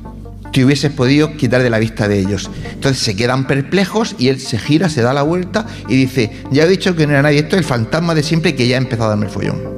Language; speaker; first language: Spanish; native; Spanish